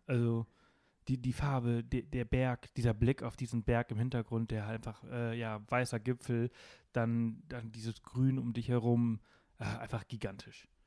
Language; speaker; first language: German; non-native, fluent; Spanish